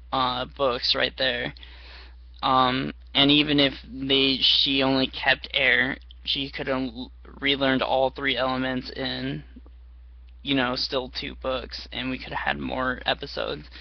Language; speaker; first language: English; native; English